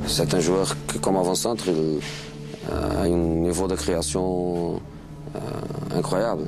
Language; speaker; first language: French; non-native, fluent; Portuguese